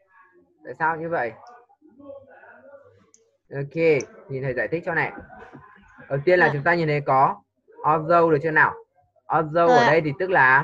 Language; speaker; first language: Vietnamese; native; Vietnamese